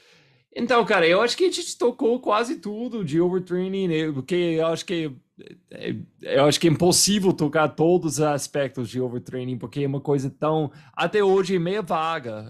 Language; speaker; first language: Portuguese; non-native, fluent; English